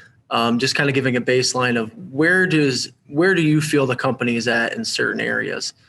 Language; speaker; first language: English; native; English